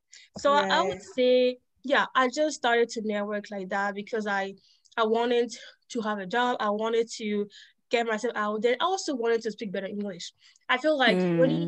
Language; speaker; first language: English; non-native, fluent; French